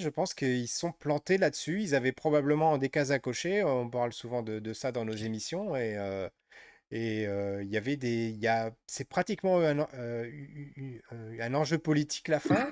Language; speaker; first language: French; native; French